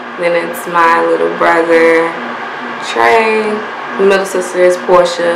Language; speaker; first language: English; native; English